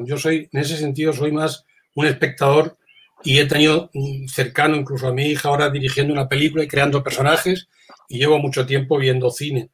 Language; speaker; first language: Spanish; native; Spanish